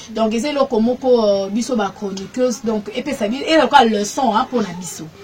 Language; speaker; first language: Lingala; native; Lingala